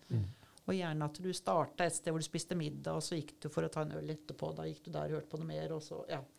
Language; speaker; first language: Norwegian; native; Norwegian